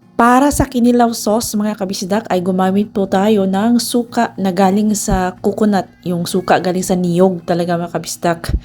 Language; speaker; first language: Filipino; non-native, local second language; Cebuano